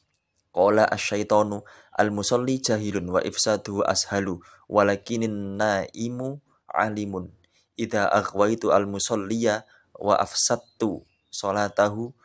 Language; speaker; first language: Arabic; non-native, fluent; Indonesian